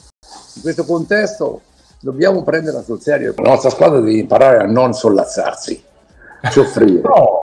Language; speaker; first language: Italian; native; Italian